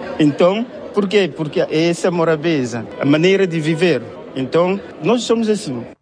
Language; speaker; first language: Portuguese; non-native, fluent; Kabuverdianu